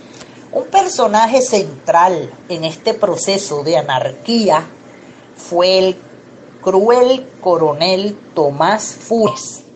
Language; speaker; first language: Spanish; native; Spanish